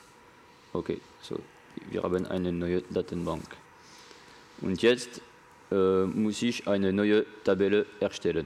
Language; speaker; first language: German; non-native, learner; French